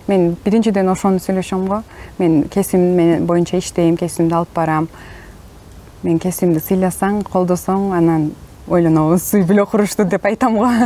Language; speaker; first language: Kyrgyz; non-native, local second language; Turkish